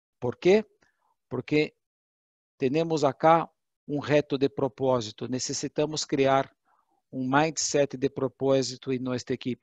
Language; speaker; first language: Portuguese; non-native, learner; Spanish